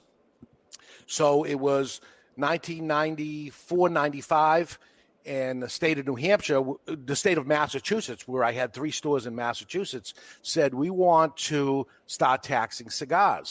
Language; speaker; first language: English; native; English